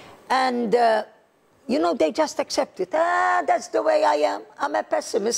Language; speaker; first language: English; non-native, local second language; Maltese